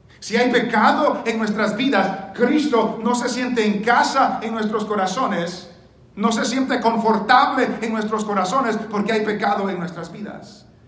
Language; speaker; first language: Spanish; early bilingual, heritage; Spanish